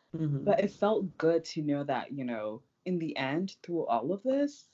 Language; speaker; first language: English; non-native, local second language; Yoruba